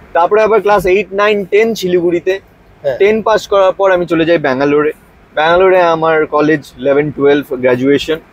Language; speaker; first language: Bangla; native; Bangla